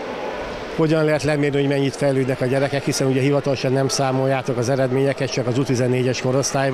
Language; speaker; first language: Hungarian; native; Hungarian